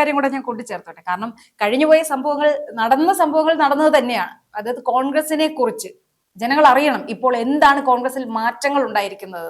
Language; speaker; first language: Malayalam; native; Malayalam